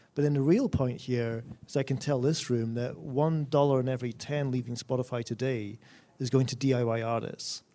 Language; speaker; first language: English; native; English